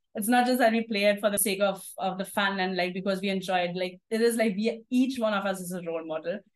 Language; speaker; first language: English; non-native, fluent; German